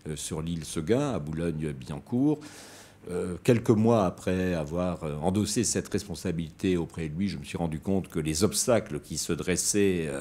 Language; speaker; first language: French; native; French